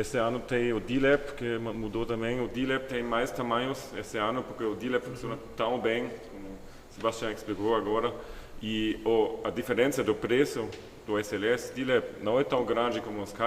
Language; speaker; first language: Portuguese; non-native, fluent; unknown